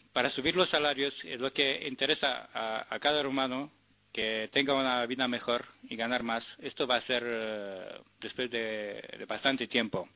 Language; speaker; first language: Spanish; non-native, fluent; Romanian